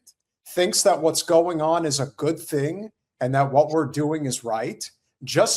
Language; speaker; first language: English; native; English